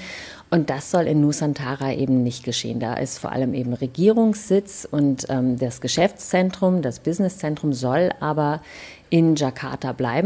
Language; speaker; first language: German; native; German